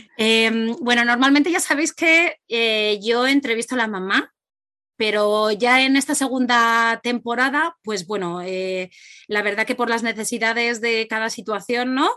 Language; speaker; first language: Spanish; native; Spanish